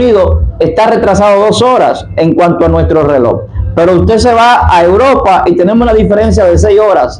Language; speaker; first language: Spanish; native; Spanish